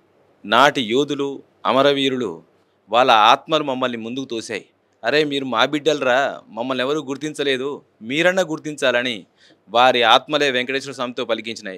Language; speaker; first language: Telugu; native; Telugu